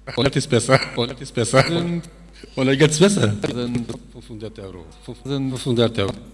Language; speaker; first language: German; non-native, learner; Turkish